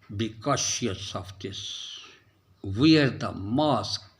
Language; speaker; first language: English; non-native, local second language; Urdu